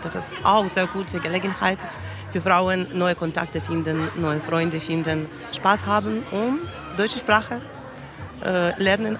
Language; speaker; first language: German; non-native, learner; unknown